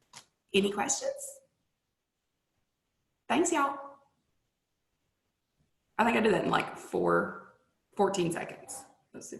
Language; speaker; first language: English; native; English